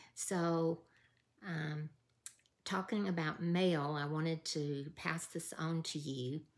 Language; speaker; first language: English; native; English